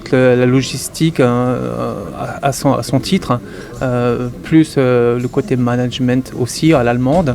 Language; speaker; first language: French; native; French